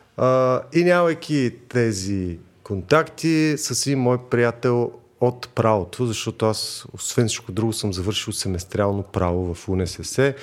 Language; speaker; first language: Bulgarian; native; Bulgarian